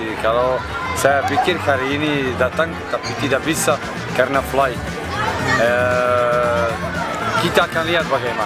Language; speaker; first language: Indonesian; non-native, learner; Serbian